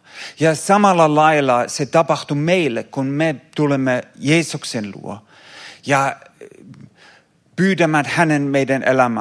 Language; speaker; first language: Finnish; non-native, fluent; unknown